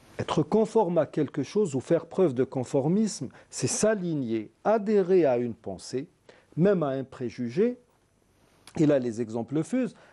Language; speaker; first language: French; non-native, local second language; Arabic